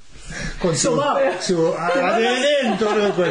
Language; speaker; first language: Spanish; non-native, fluent; English